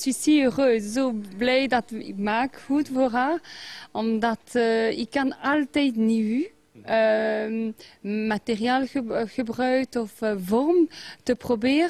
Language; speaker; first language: Dutch; non-native, learner; French